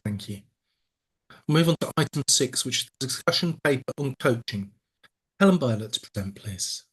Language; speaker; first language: English; native; English